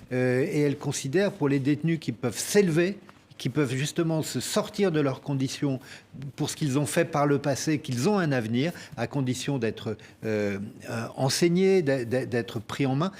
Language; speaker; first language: French; native; French